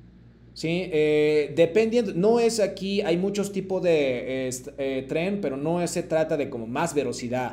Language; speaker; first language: Spanish; non-native, fluent; Japanese